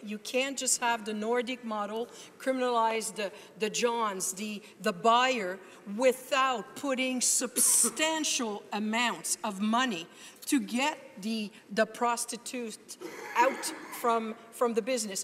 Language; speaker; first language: English; non-native, fluent; French